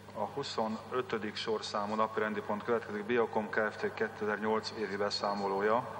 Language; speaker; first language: Hungarian; native; Hungarian